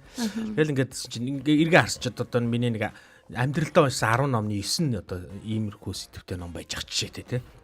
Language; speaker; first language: Mongolian; native; Mongolian